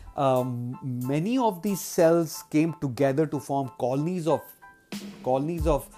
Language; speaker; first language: English; non-native, local second language; Hindi